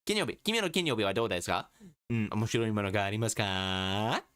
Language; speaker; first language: Japanese; non-native, learner; English